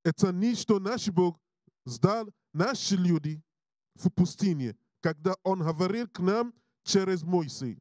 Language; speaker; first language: Russian; non-native, learner; English